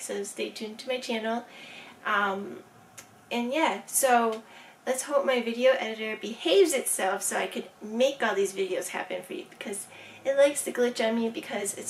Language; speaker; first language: English; native; English